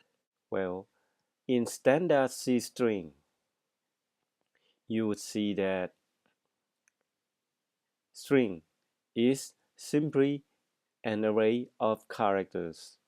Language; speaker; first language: English; non-native, fluent; Thai